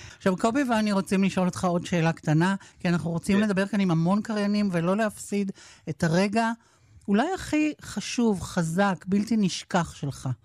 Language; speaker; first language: Hebrew; native; Hebrew